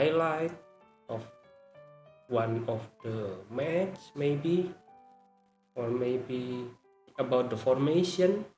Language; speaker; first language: English; non-native, learner; Indonesian